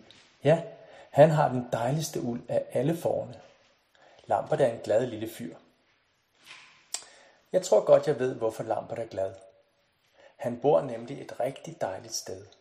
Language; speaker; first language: Danish; native; Danish